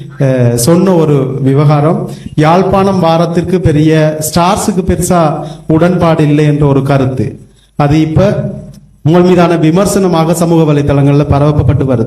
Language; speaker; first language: Tamil; native; Tamil